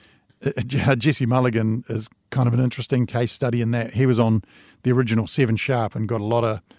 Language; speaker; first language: English; native; English